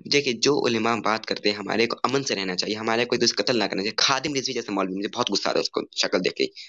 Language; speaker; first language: Hindi; native; Hindi